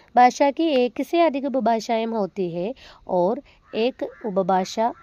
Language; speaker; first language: Hindi; non-native, local second language; Malayalam